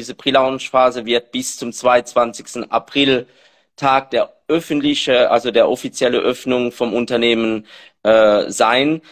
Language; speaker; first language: German; non-native, fluent; French